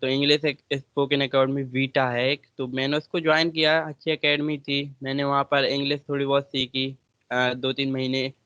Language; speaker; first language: Hindi; native; Hindi